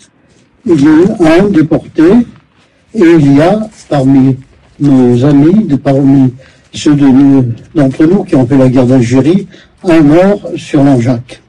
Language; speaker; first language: French; native; French